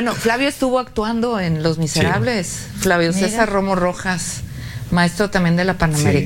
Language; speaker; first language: Spanish; native; Spanish